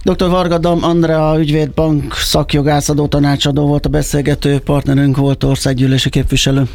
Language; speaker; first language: Hungarian; native; Hungarian